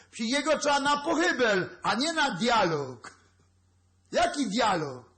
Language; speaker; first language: Polish; native; Polish